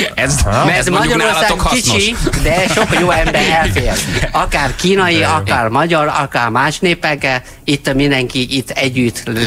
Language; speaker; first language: Hungarian; non-native, learner; Chinese